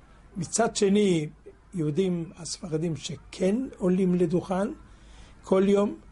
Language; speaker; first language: Hebrew; non-native, fluent; French